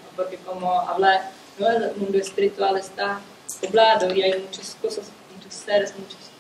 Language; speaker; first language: Spanish; non-native, fluent; Czech